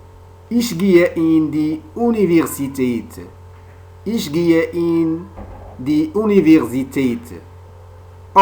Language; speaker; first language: German; non-native, fluent; French